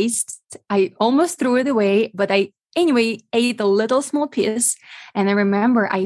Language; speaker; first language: English; non-native, fluent; Ukrainian